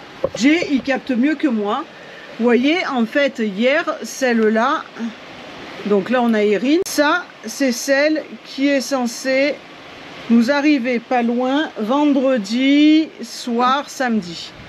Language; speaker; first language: French; native; French